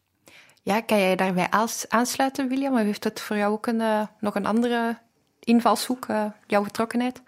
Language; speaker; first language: Dutch; native; Dutch